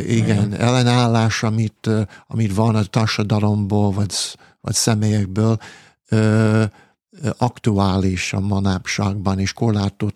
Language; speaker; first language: Hungarian; non-native, fluent; English